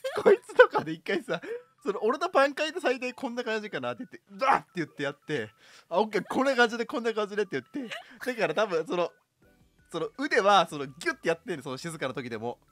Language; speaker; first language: Japanese; native; Japanese